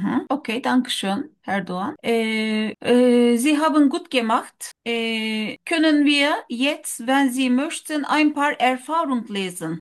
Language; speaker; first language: German; non-native, learner; Turkish